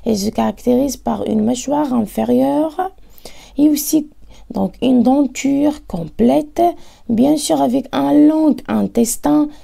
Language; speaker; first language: French; non-native, local second language; Arabic